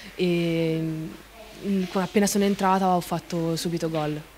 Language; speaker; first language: Italian; native; Italian